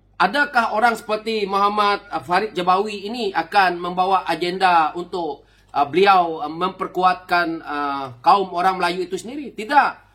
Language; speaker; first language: Malay; native; Malay